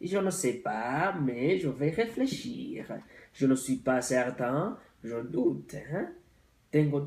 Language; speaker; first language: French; non-native, local second language; Rundi